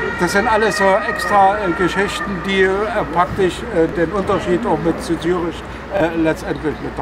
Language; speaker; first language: German; native; German